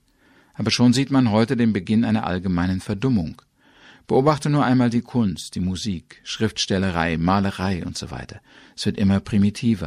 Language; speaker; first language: German; native; German